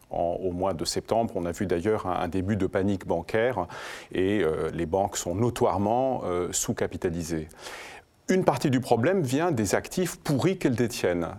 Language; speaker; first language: French; non-native, fluent; Greek